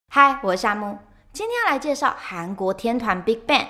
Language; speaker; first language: Chinese; native; Chinese